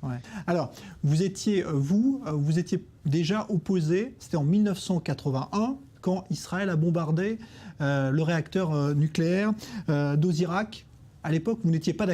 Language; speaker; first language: French; native; French